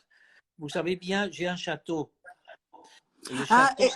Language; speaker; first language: French; non-native, fluent; Spanish